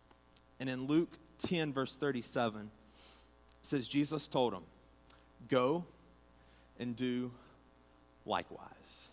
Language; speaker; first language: English; native; English